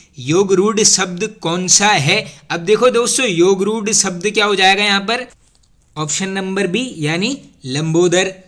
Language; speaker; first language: Hindi; native; Hindi